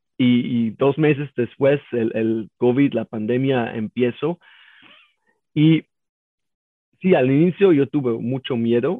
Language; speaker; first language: Spanish; non-native, learner; German